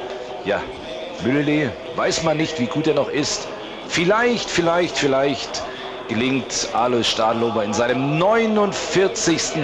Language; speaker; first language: German; native; German